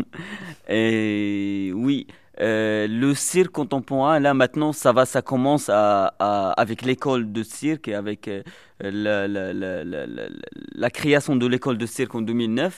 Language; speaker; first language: French; non-native, local second language; Arabic